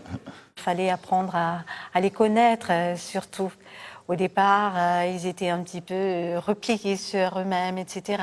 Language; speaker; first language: French; native; French